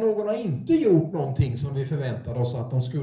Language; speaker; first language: Swedish; non-native, fluent; English